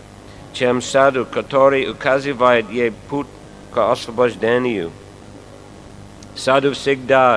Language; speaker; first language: Russian; non-native, fluent; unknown